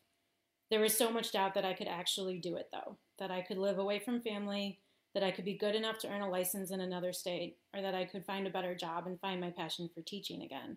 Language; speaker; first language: English; native; English